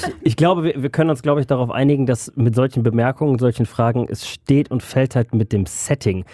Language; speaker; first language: German; native; German